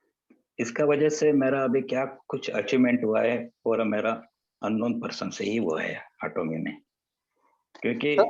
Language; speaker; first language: Hindi; non-native, local second language; Kannada